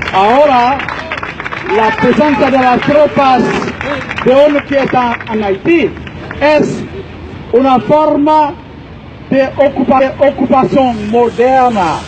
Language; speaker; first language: Spanish; non-native, fluent; Haitian Creole